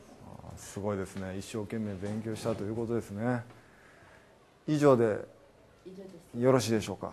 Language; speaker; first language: Japanese; native; Japanese